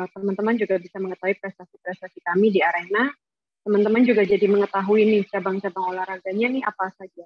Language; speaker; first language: Indonesian; native; Indonesian